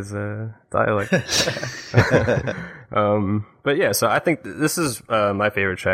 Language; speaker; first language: English; native; English